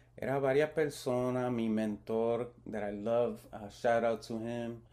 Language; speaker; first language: Spanish; early bilingual, heritage; Spanish